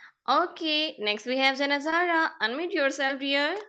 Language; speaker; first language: English; non-native, fluent; Urdu